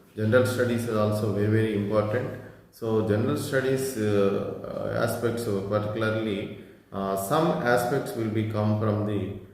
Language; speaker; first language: English; non-native, local second language; Telugu